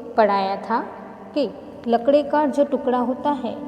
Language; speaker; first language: Hindi; non-native, local second language; Gujarati